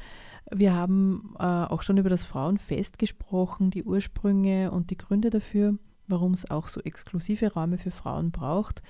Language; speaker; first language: German; native; German